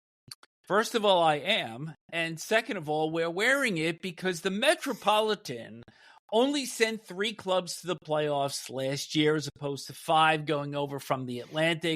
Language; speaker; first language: English; native; English